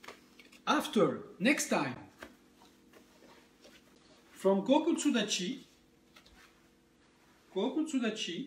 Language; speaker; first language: English; non-native, learner; French